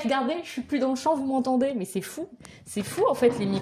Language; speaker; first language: French; native; French